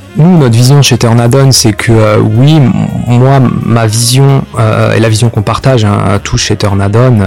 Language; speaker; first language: French; native; French